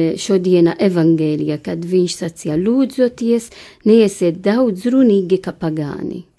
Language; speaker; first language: Latvian; non-native, fluent; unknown